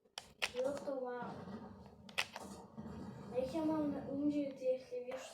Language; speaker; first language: Czech; non-native, learner; Ukrainian